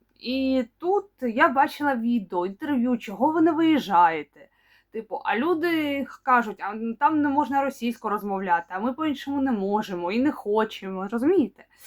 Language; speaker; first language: Ukrainian; non-native, local second language; Russian